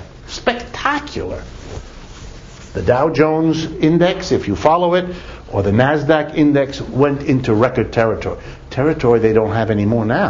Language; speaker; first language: English; native; English